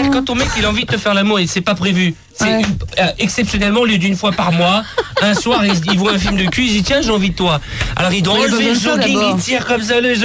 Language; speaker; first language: French; native; French